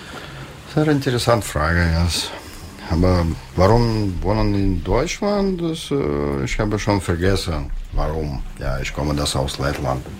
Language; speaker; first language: German; non-native, learner; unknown